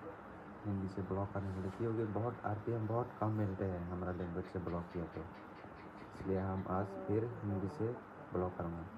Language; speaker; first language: Hindi; non-native, learner; Kok Borok